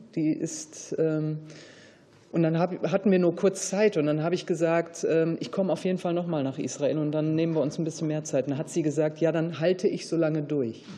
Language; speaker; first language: German; native; German